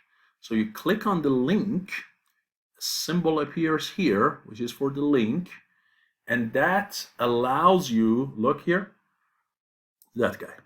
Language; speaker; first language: English; non-native, fluent; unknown